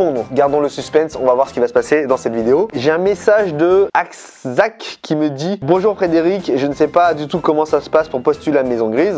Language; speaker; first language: French; native; French